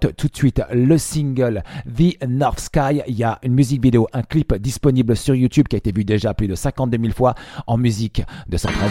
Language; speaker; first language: French; native; French